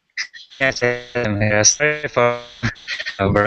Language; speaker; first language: English; non-native, learner; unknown